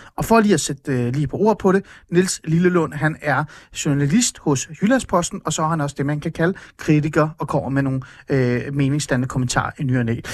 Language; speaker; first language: Danish; early bilingual, other home language; Persian